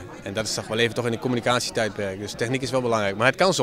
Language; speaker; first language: Dutch; native; Dutch